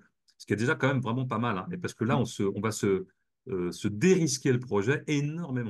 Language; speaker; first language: French; native; French